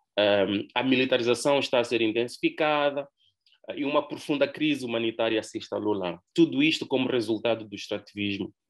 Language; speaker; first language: Portuguese; native; Portuguese